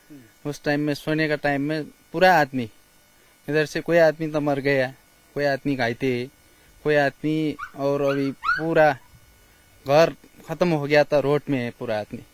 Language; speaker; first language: Hindi; non-native, local second language; Nepali